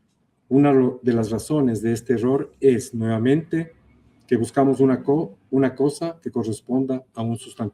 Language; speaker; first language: Spanish; native; Spanish